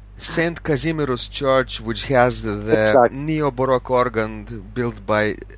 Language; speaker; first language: English; non-native, fluent; Lithuanian